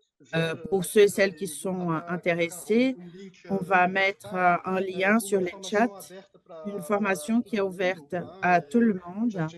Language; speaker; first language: French; non-native, fluent; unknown